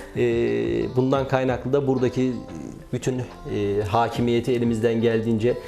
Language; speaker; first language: Turkish; native; Turkish